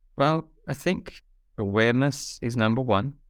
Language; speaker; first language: English; non-native, fluent; Hungarian